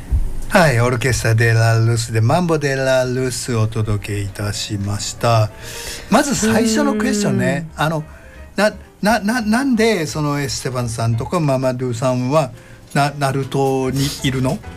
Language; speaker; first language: Japanese; native; Japanese